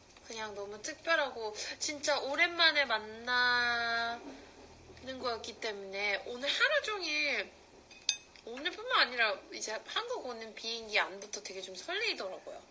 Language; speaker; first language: Korean; early bilingual, heritage; Korean